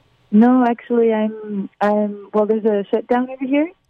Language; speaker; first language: English; early bilingual, other home language; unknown